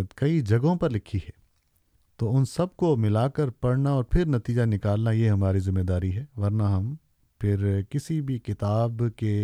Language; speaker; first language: Urdu; native; Urdu